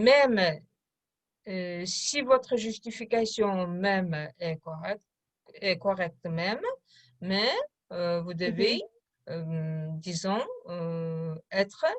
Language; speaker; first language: French; non-native, fluent; Kazakh